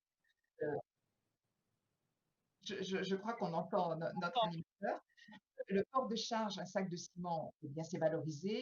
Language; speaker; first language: French; native; French